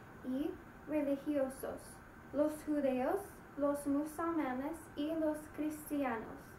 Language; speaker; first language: Spanish; non-native, learner; English